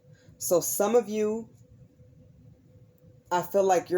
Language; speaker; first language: English; native; English